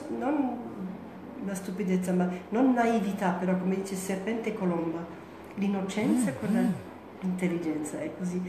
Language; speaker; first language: Italian; non-native, fluent; German